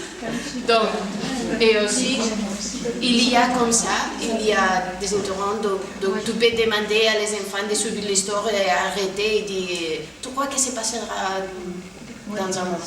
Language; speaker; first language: French; non-native, fluent; Spanish